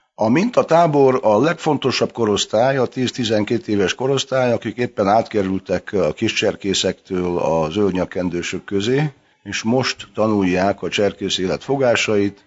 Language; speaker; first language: Hungarian; early bilingual, heritage; Hungarian